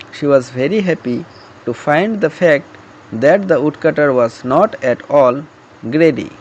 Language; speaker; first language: English; non-native, local second language; Assamese